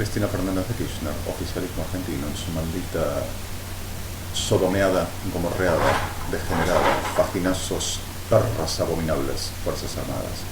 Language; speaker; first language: Spanish; native; Spanish